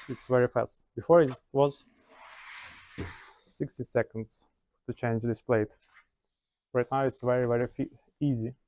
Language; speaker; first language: English; non-native, learner; Ukrainian